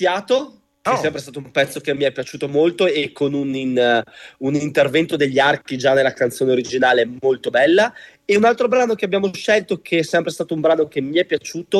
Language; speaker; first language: Italian; native; Italian